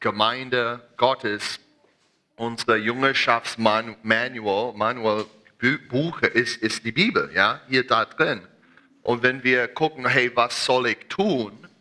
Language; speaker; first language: German; non-native, learner; English